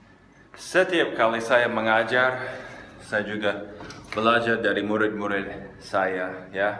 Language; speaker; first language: Indonesian; non-native, fluent; English